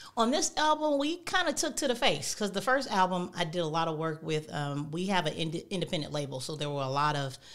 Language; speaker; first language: English; native; English